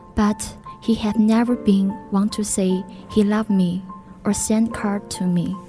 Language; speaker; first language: English; non-native, learner; Chinese